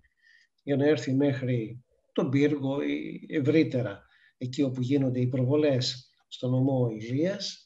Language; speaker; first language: Greek; native; Greek